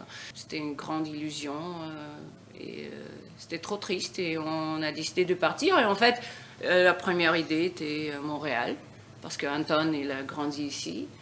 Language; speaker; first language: French; non-native, fluent; Russian